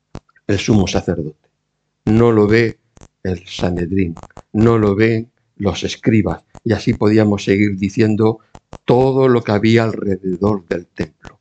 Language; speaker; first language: Spanish; native; Spanish